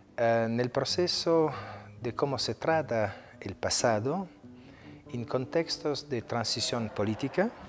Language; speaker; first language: Spanish; non-native, fluent; Italian